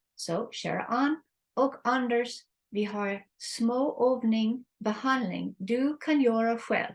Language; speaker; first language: Swedish; non-native, learner; English